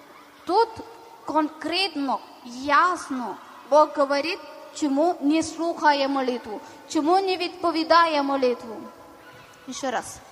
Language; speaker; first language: Ukrainian; non-native, learner; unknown